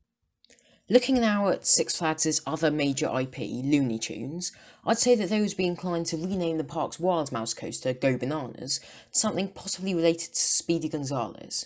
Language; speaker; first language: English; native; English